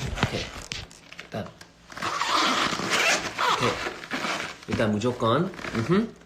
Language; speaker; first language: Korean; non-native, fluent; English